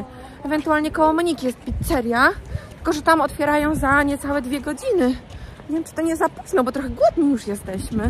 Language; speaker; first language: Polish; native; Polish